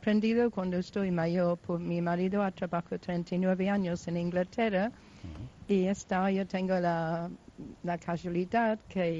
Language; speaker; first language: Spanish; non-native, local second language; Basque